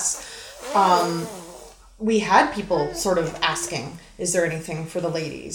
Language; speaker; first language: English; native; English